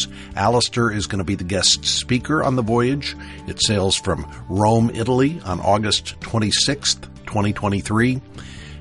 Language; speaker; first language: English; native; English